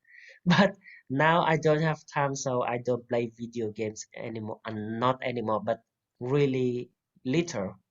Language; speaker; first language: English; non-native, fluent; Vietnamese